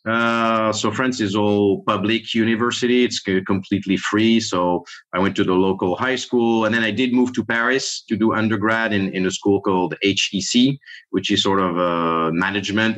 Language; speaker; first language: English; non-native, fluent; French